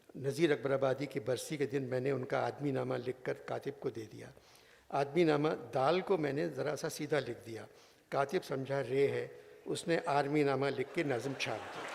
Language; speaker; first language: Urdu; native; Urdu